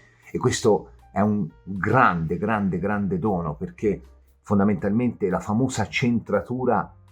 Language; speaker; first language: Italian; native; Italian